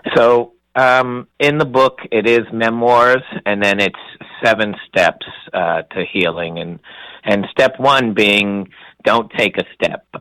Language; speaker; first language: English; native; English